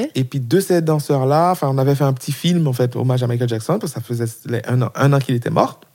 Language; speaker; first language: French; non-native, local second language; Haitian Creole